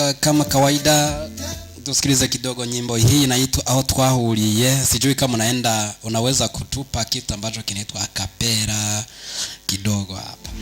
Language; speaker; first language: Swahili; non-native, local second language; Rundi